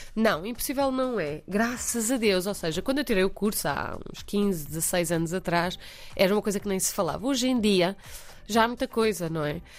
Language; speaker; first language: Portuguese; early bilingual, heritage; Portuguese